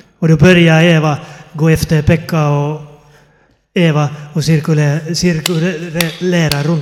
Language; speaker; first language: Swedish; non-native, fluent; Finnish